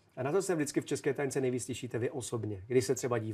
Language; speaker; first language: Czech; native; Czech